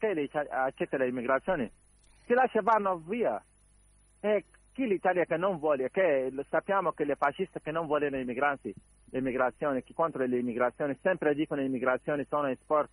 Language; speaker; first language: Italian; non-native, learner; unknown